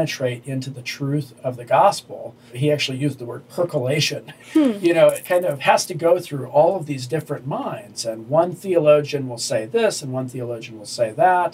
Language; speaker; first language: English; native; English